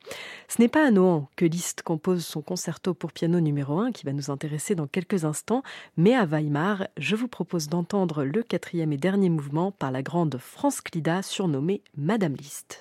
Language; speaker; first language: French; native; French